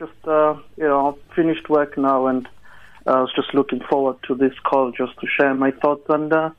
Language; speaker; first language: English; non-native, local second language; Tsonga